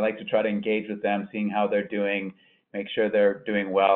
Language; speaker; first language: English; native; English